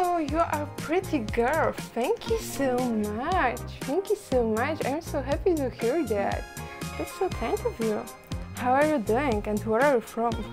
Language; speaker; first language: English; non-native, fluent; Polish